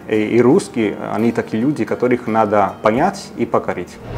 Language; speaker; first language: Russian; non-native, fluent; Italian